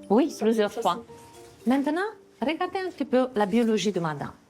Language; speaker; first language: French; non-native, fluent; Romanian